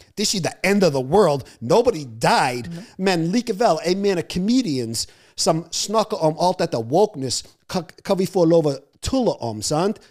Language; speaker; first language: Norwegian; non-native, fluent; English